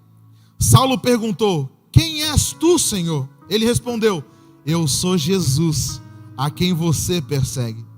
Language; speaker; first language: Portuguese; native; Portuguese